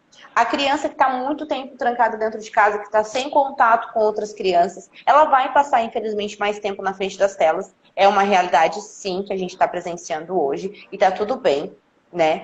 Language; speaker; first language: Portuguese; native; Portuguese